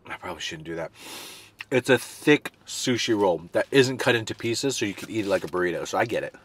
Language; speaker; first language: English; native; English